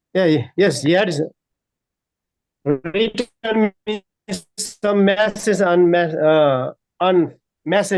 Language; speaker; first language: English; non-native, learner; Nepali